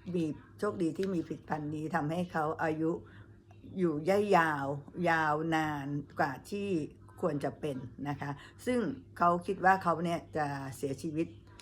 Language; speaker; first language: Thai; native; Thai